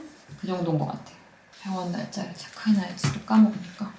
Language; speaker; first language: Korean; native; Korean